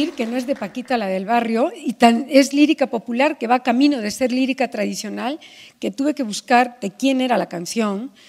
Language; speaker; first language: Spanish; native; Spanish